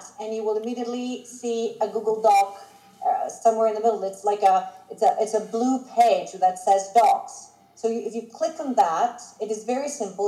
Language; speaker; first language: English; non-native, fluent; Greek